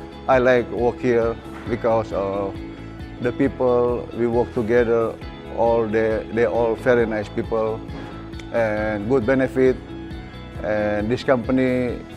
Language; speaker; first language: English; non-native, fluent; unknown